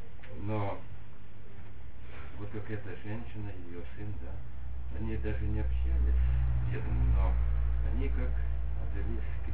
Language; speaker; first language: Russian; non-native, fluent; Lithuanian